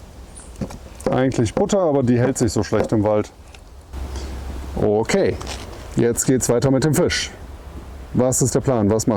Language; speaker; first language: German; native; German